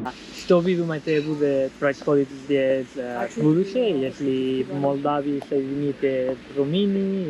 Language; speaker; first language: Russian; non-native, learner; Spanish